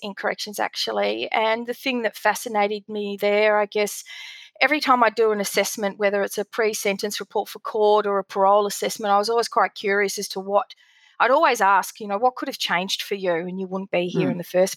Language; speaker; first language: English; early bilingual, other home language; Greek